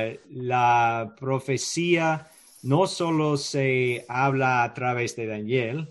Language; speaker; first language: Spanish; non-native, learner; English